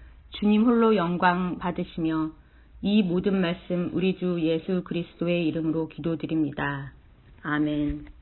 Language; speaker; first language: Korean; native; Korean